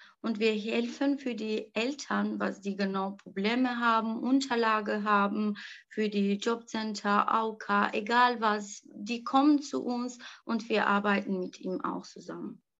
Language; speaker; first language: German; non-native, learner; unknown